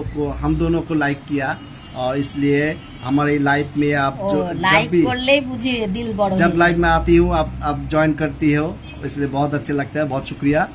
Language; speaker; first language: Hindi; non-native, learner; Bangla